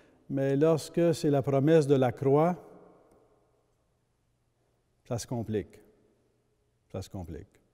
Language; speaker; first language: French; native; French